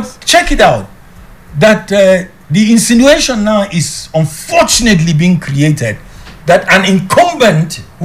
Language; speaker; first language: English; non-native, local second language; Hausa